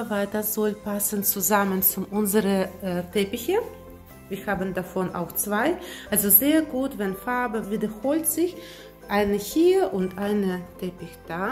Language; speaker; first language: German; non-native, fluent; Russian